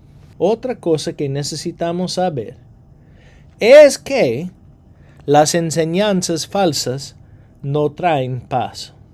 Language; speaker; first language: Spanish; non-native, fluent; English